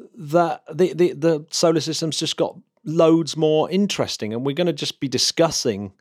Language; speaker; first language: English; native; English